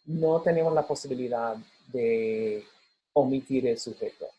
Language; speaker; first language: Spanish; non-native, fluent; English